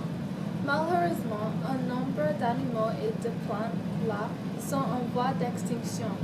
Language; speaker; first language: French; non-native, learner; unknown